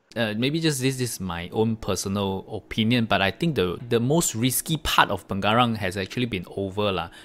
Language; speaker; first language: English; non-native, local second language; Chinese